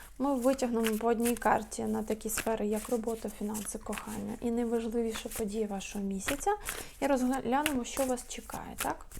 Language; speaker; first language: Ukrainian; non-native, local second language; Russian